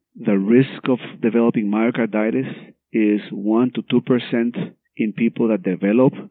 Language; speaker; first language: English; non-native, fluent; Spanish